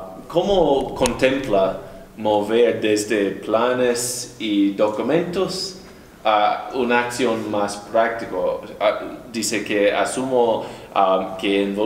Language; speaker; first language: Spanish; non-native, fluent; English